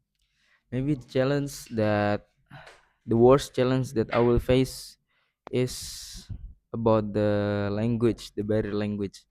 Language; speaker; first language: English; non-native, learner; Indonesian